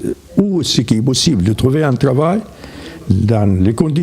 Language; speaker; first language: French; non-native, fluent; Arabic